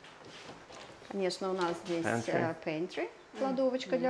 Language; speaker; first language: Russian; native; Russian